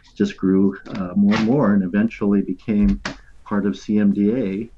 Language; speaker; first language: English; native; English